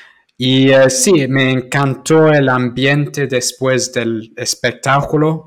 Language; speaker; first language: Spanish; non-native, fluent; English